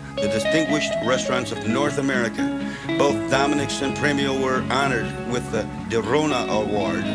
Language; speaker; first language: English; native; English